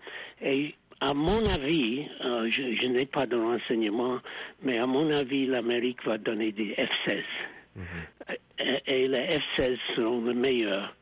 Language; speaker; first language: French; non-native, fluent; English